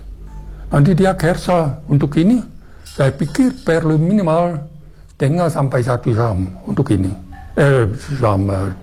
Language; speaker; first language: Indonesian; non-native, fluent; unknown